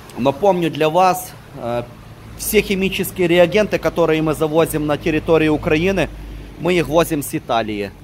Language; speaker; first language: Russian; non-native, local second language; Ukrainian